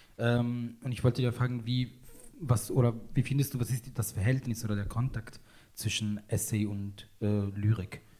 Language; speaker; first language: German; non-native, fluent; Italian